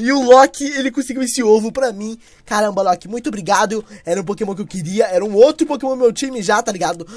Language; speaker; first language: Portuguese; native; Portuguese